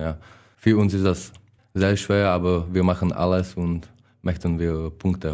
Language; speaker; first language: German; non-native, learner; Czech